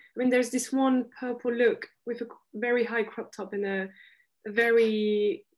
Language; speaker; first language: English; non-native, fluent; French